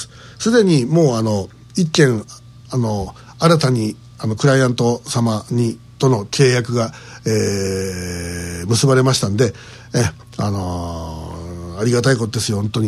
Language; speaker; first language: Japanese; native; Japanese